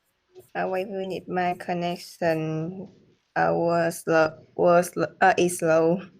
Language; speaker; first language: English; non-native, learner; Vietnamese